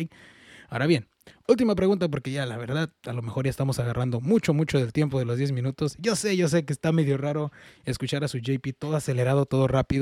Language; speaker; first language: Spanish; early bilingual, heritage; Spanish